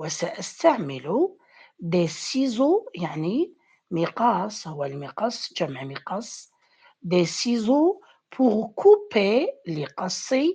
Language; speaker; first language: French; non-native, fluent; Arabic